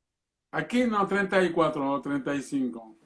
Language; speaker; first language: Spanish; non-native, fluent; French